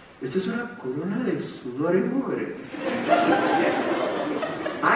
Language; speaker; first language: Spanish; native; Spanish